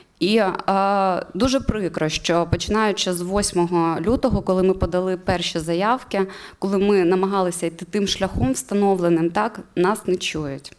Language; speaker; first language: Ukrainian; native; Ukrainian